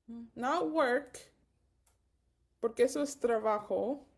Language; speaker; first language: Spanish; early bilingual, heritage; Spanish